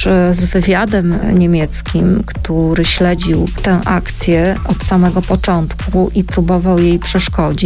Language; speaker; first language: Polish; native; Polish